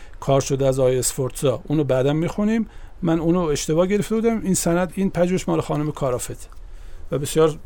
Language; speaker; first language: Persian; native; Persian